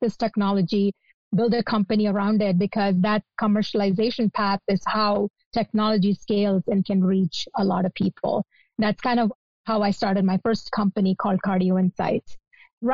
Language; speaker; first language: English; non-native, local second language; Malayalam